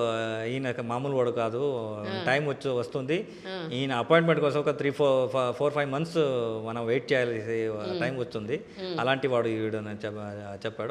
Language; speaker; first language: Telugu; non-native, learner; Kannada